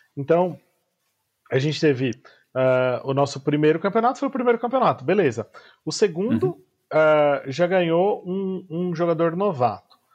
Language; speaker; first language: Portuguese; native; Portuguese